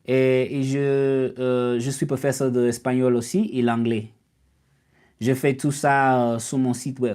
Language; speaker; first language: French; non-native, learner; English